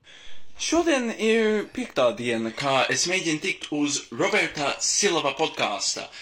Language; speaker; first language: Latvian; non-native, local second language; English